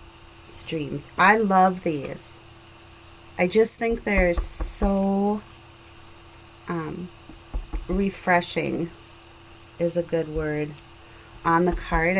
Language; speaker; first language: English; native; English